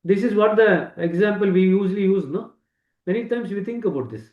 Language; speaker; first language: English; non-native, local second language; Kannada